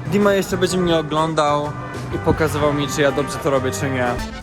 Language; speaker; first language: Polish; native; Polish